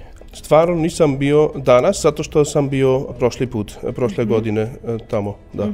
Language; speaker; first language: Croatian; non-native, learner; German